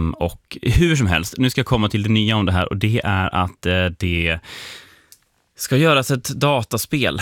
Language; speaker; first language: Swedish; native; Swedish